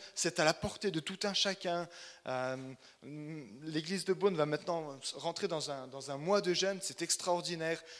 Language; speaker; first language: French; native; French